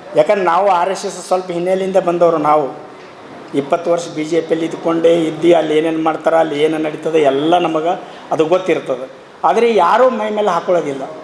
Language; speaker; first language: Kannada; native; Kannada